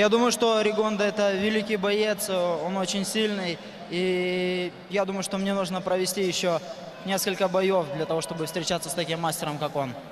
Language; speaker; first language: Russian; native; Russian